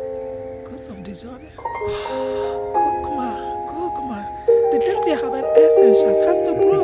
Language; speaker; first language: German; non-native, learner; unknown